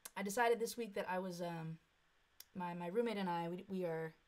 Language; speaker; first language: English; native; English